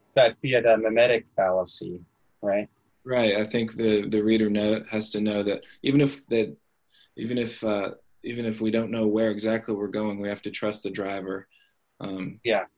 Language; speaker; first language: English; native; English